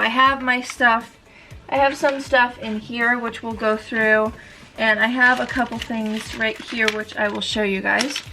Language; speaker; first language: English; native; English